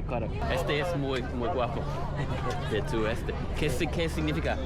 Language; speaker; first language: Spanish; non-native, learner; English